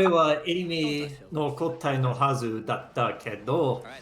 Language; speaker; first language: Japanese; non-native, learner; English